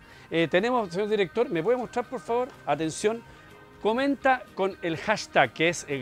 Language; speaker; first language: Spanish; native; Spanish